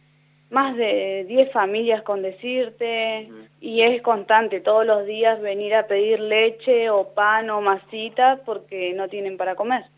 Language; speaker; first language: Spanish; native; Spanish